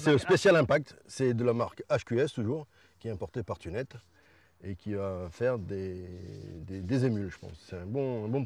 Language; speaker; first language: French; native; French